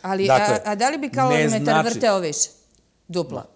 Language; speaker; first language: Serbian; native; Serbian